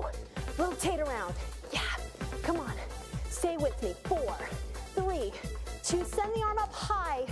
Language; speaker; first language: English; native; English